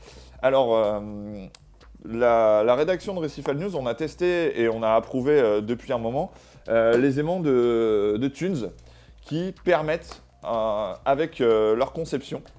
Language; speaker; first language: French; native; French